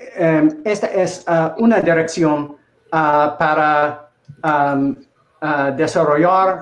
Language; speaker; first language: Spanish; non-native, learner; English